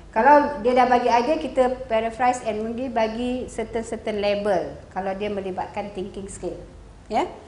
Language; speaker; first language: Malay; native; Malay